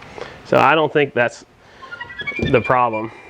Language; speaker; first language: English; native; English